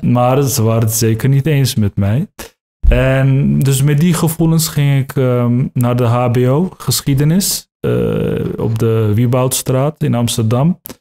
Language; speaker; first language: Dutch; early bilingual, other home language; Turkish